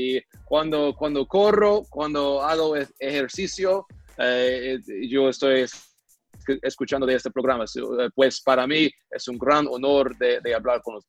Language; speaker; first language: Spanish; non-native, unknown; English